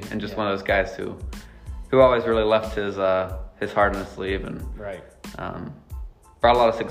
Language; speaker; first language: English; native; English